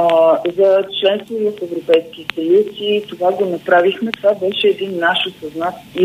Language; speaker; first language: Bulgarian; native; Bulgarian